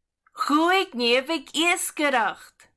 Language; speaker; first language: Irish; non-native, learner; English